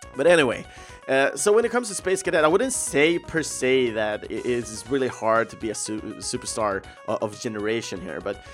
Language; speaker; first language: English; non-native, fluent; Swedish